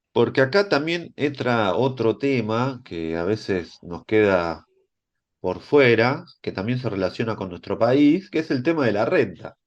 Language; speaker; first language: Spanish; native; Spanish